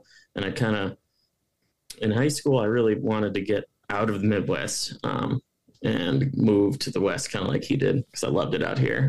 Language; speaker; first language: English; native; English